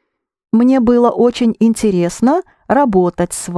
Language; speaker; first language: Russian; non-native, fluent; English